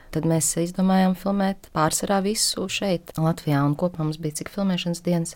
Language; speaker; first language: Latvian; native; Latvian